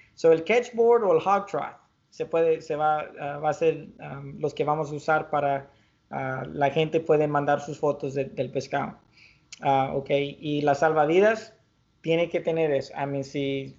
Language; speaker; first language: Spanish; early bilingual, heritage; Spanish